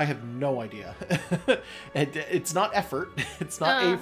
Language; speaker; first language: English; native; English